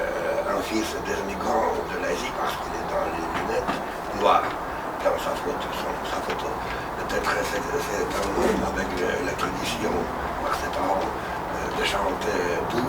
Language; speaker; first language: French; non-native, learner; Russian